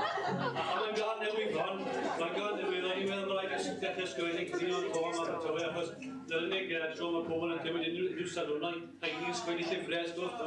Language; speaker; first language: Welsh; native; Welsh